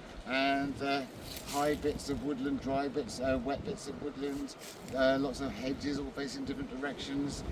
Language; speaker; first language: English; native; English